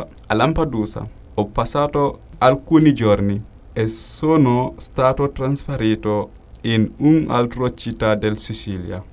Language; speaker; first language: Italian; non-native, learner; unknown